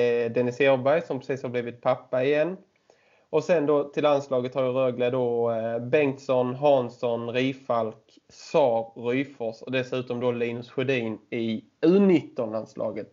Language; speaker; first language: Swedish; native; Swedish